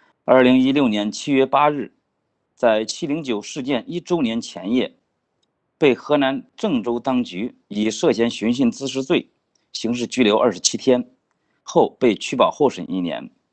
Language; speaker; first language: Chinese; native; Chinese